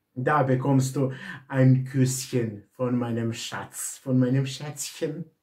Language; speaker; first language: German; non-native, fluent; Serbian